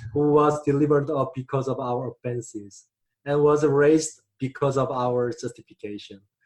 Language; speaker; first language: English; non-native, learner; Korean